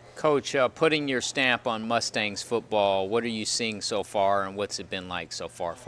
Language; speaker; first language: English; native; English